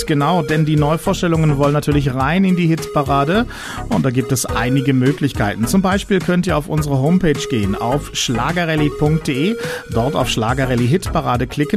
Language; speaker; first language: German; native; German